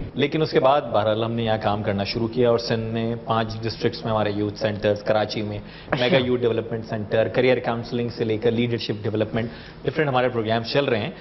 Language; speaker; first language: Urdu; native; Urdu